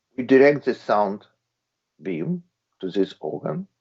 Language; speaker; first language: English; non-native, fluent; Latvian